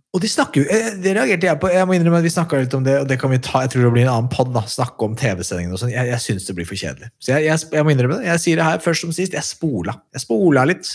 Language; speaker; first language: Norwegian; native; Norwegian